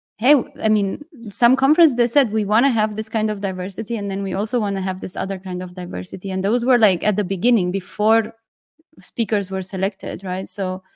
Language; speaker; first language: English; non-native, fluent; Romanian